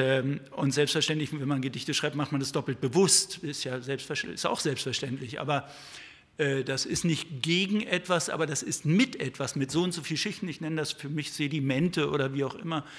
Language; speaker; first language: German; native; German